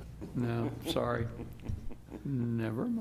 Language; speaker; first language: English; native; English